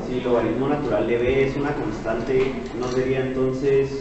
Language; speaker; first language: Spanish; native; Spanish